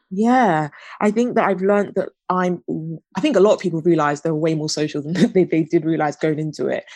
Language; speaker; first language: English; native; English